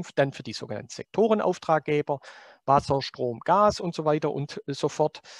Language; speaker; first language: German; native; German